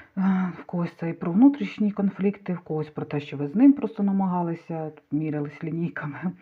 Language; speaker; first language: Ukrainian; non-native, local second language; Russian